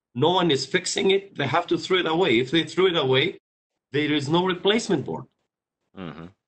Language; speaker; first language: English; non-native, fluent; Greek